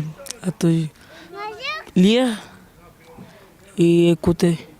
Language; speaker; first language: French; early bilingual, other home language; Romany